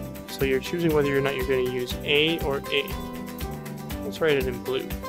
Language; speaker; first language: English; native; English